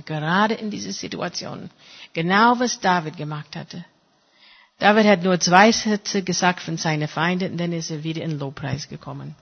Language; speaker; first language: German; non-native, fluent; English